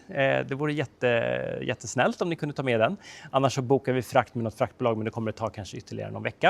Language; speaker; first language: Swedish; native; Swedish